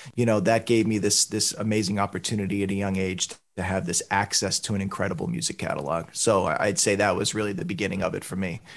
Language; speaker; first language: English; native; English